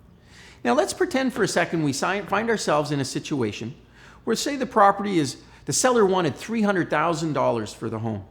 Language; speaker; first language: English; native; English